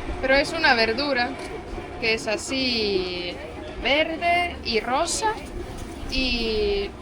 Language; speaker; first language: Spanish; non-native, fluent; Estonian